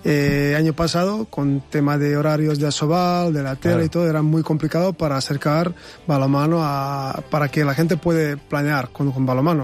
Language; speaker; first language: Spanish; non-native, fluent; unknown